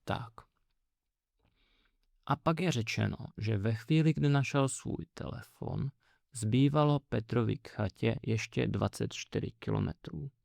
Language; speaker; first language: Czech; native; Czech